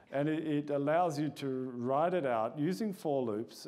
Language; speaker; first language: English; native; English